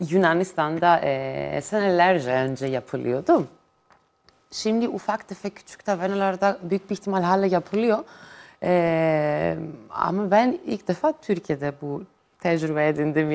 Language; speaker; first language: Turkish; non-native, fluent; Greek